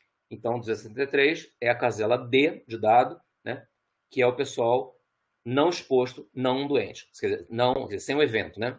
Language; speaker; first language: Portuguese; native; Portuguese